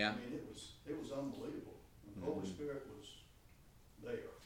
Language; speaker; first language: English; native; English